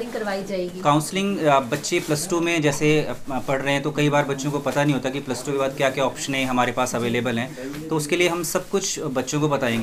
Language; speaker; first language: Hindi; native; Hindi